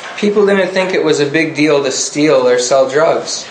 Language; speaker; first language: English; native; English